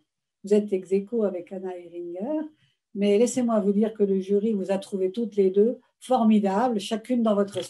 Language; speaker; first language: French; native; French